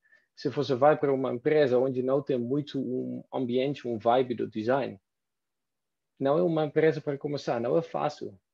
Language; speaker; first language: Portuguese; non-native, fluent; Dutch